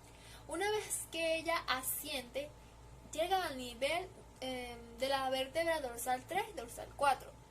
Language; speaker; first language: Spanish; native; Spanish